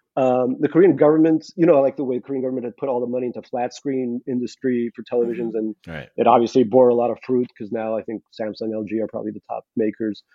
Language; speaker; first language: English; non-native, fluent; Russian